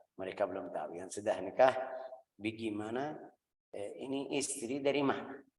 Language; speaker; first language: Indonesian; non-native, fluent; Arabic